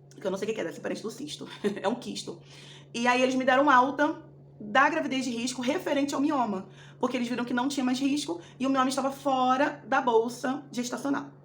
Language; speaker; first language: Portuguese; native; Portuguese